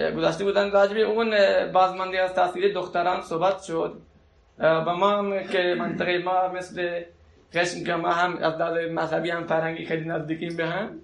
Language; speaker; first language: Persian; non-native, local second language; Baluchi